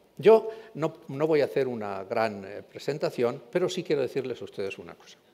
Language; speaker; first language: Spanish; native; Spanish